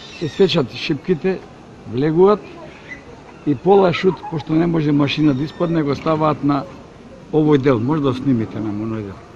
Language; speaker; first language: Macedonian; native; Macedonian